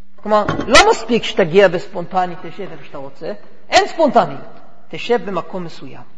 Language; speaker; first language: Hebrew; non-native, fluent; English